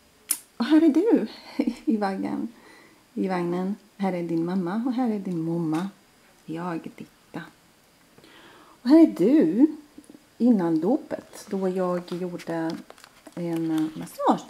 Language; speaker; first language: Swedish; non-native, fluent; Latvian